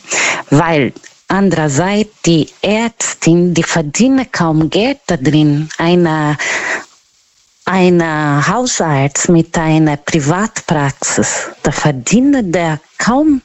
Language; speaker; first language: German; non-native, learner; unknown